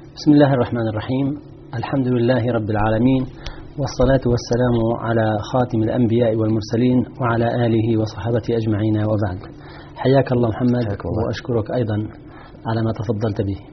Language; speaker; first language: Arabic; native; Arabic